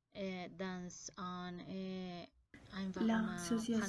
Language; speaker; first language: French; non-native, learner; Spanish